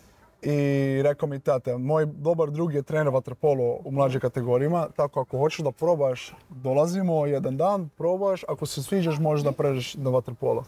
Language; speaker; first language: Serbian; non-native, learner; Portuguese